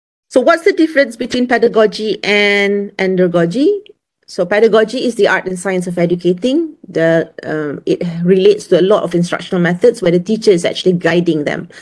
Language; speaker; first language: English; non-native, local second language; Malay